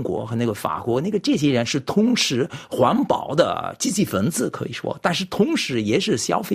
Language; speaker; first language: Chinese; non-native, fluent; French